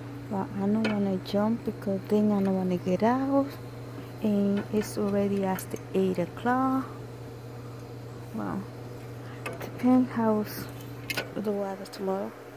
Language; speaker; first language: English; non-native, learner; Spanish